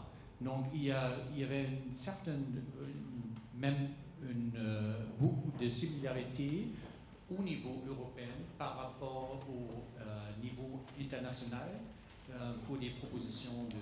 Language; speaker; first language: French; non-native, fluent; German